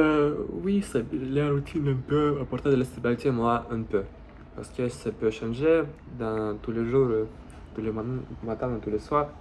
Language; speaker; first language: French; non-native, learner; Russian